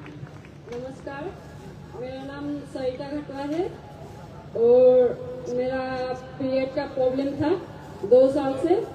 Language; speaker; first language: Hindi; non-native, local second language; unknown